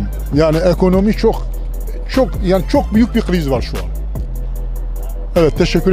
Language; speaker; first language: Turkish; non-native, local second language; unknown